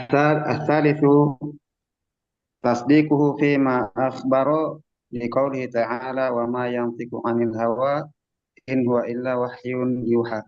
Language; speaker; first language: Arabic; non-native, learner; Indonesian